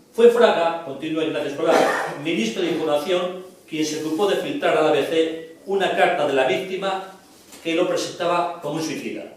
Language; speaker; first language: Spanish; non-native, local second language; Galician